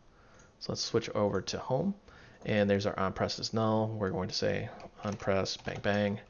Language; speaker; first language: English; native; English